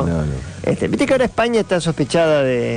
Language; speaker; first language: Spanish; native; Spanish